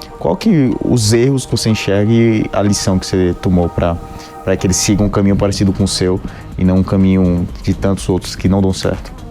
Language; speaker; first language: Portuguese; native; Portuguese